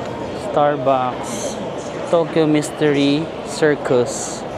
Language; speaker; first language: English; non-native, local second language; Filipino